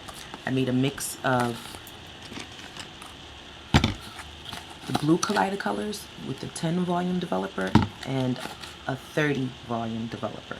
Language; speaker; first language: English; native; English